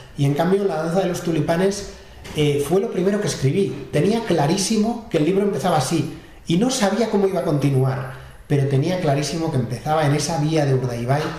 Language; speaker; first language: Spanish; native; Spanish